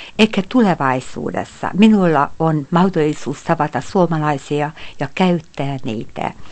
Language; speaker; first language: Finnish; non-native, fluent; Hungarian